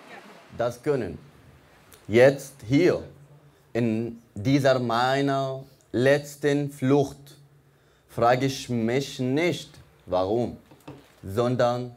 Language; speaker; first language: German; non-native, fluent; Arabic